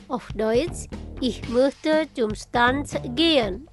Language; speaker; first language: German; non-native, fluent; Indonesian